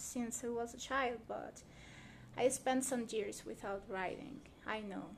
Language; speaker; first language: English; non-native, fluent; Spanish